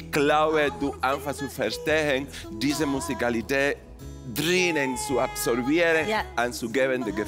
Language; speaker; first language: German; non-native, fluent; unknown